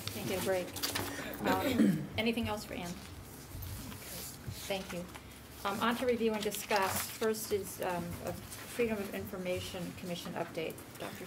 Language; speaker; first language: English; native; English